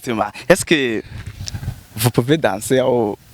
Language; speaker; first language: French; non-native, local second language; Rundi